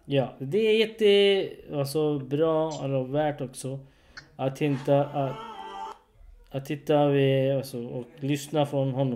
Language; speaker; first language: Swedish; non-native, learner; Urdu